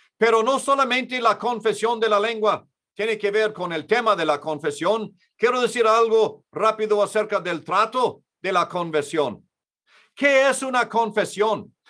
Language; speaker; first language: Spanish; non-native, fluent; English